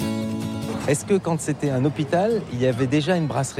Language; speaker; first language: French; native; French